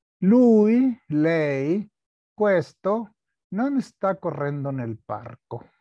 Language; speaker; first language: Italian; non-native, learner; Spanish